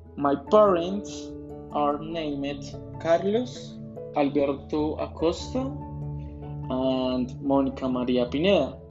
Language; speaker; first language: English; non-native, learner; Spanish